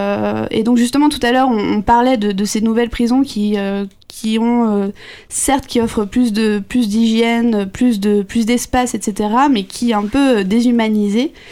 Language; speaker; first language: French; native; French